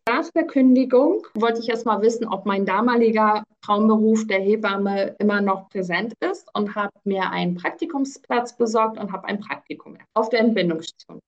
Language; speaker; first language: German; early bilingual, other home language; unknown